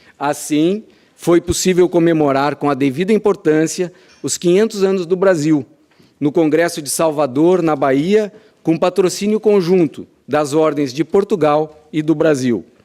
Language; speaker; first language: Portuguese; native; Portuguese